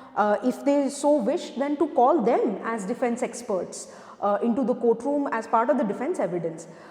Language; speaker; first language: English; non-native, local second language; Hindi